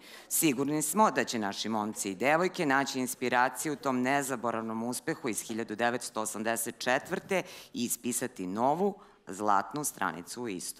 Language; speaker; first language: Serbian; native; Serbian